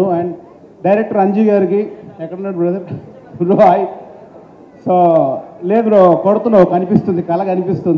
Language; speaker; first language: Telugu; native; Telugu